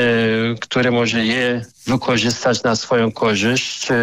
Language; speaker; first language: Polish; non-native, fluent; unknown